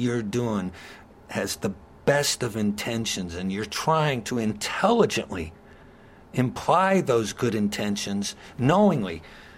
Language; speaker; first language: English; native; English